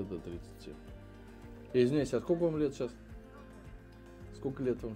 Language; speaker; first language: Russian; native; Russian